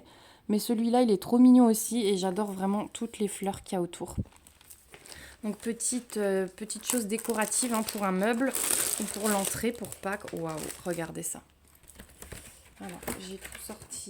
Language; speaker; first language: French; native; French